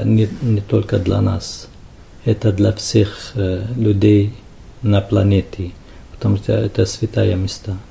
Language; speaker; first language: Russian; non-native, fluent; Arabic